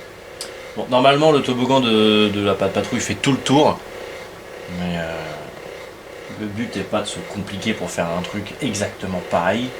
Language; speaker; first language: French; native; French